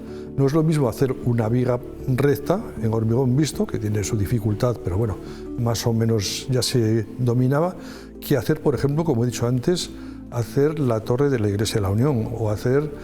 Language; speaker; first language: Spanish; native; Spanish